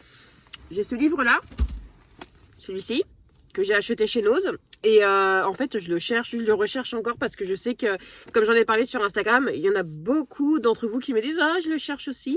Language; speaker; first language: French; native; French